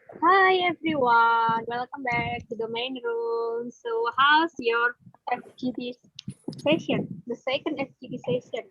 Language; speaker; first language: English; non-native, learner; Indonesian